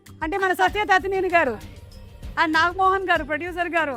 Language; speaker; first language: Telugu; native; Telugu